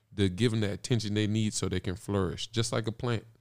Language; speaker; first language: English; early bilingual, other home language; Spanish